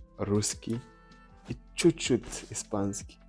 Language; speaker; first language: Russian; non-native, learner; Nyanja